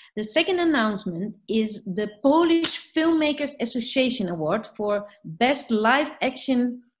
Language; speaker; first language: English; non-native, fluent; Dutch